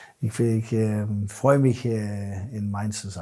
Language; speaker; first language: German; non-native, learner; Danish